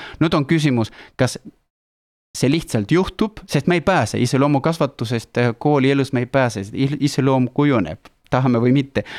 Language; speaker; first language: Estonian; non-native, fluent; Spanish